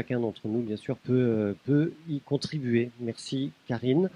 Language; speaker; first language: French; native; French